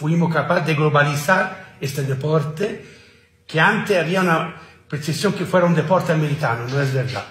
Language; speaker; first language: Spanish; non-native, fluent; Italian